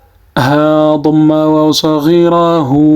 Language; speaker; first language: Arabic; non-native, fluent; Amharic